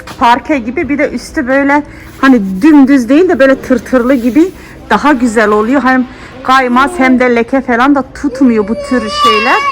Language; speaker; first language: Turkish; early bilingual, heritage; Turkish